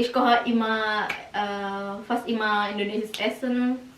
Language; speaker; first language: German; non-native, learner; Indonesian